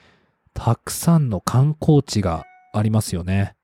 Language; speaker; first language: Japanese; non-native, fluent; English